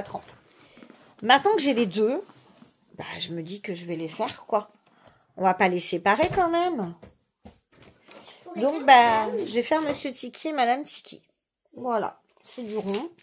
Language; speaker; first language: French; native; French